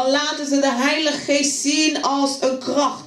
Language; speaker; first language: Dutch; non-native, fluent; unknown